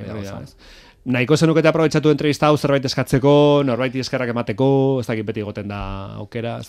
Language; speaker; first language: Basque; native; Basque